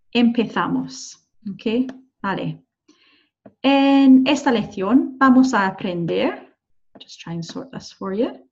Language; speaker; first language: English; native; English